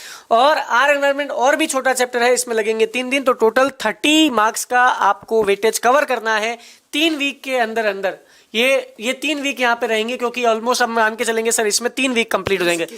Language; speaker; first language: Hindi; native; Hindi